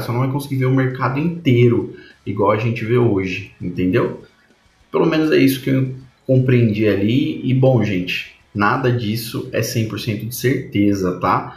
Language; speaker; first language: Portuguese; native; Portuguese